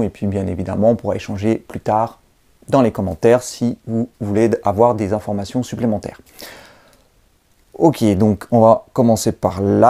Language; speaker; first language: French; native; French